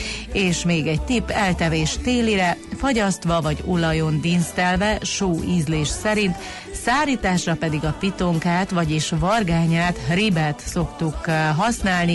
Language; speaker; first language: Hungarian; native; Hungarian